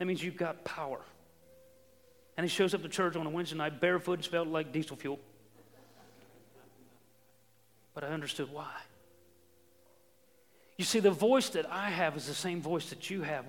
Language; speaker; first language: English; native; English